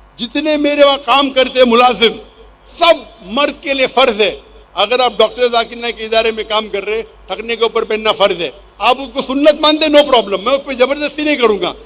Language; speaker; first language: Urdu; non-native, local second language; Konkani